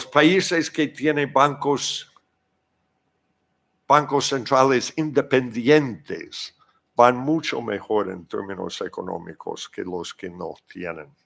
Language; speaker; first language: Spanish; non-native, fluent; English